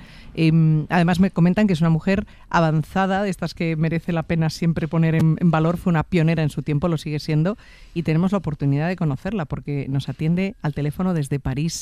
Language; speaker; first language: Spanish; native; Spanish